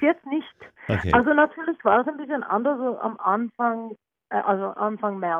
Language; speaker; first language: German; non-native, learner; Norwegian